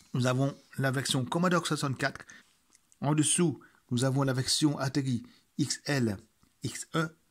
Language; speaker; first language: French; native; French